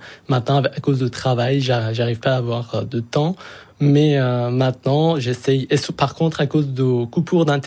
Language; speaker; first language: French; non-native, fluent; Persian